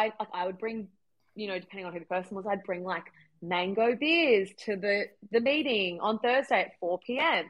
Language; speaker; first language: English; native; English